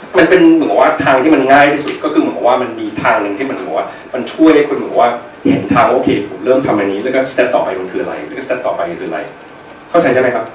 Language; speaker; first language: Thai; early bilingual, heritage; Thai